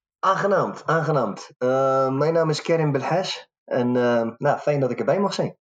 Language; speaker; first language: Dutch; early bilingual, other home language; Arabic